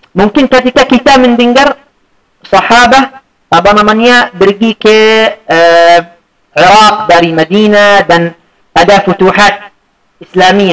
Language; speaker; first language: Indonesian; non-native, fluent; Arabic